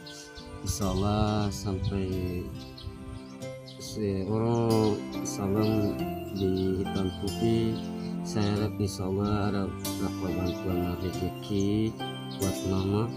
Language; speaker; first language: Indonesian; non-native, local second language; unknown